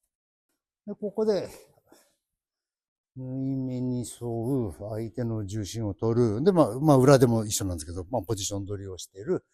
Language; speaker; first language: Japanese; native; Japanese